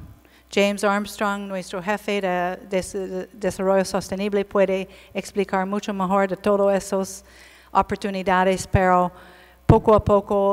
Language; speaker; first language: Spanish; non-native, learner; English